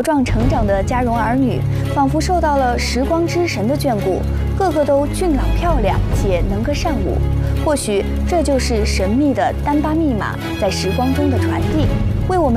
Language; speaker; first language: Chinese; native; Chinese